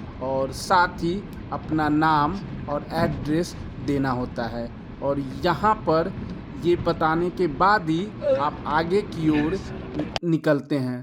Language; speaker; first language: Hindi; native; Hindi